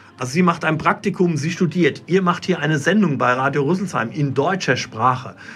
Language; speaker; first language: German; native; German